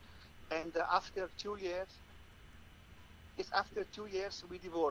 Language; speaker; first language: English; non-native, learner; Italian